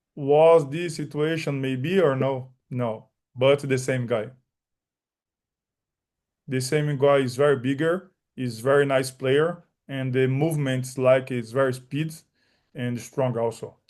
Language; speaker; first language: English; non-native, learner; Portuguese